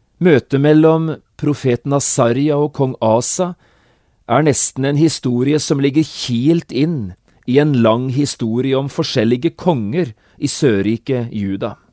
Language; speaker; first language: Norwegian; native; Norwegian